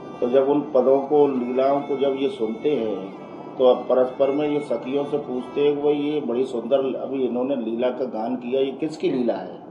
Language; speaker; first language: Hindi; native; Hindi